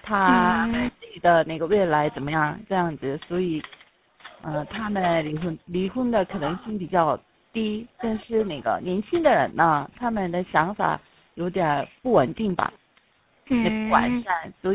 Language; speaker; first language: Chinese; non-native, fluent; Korean